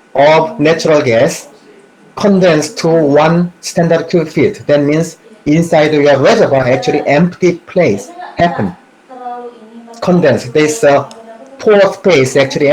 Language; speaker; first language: English; non-native, fluent; Korean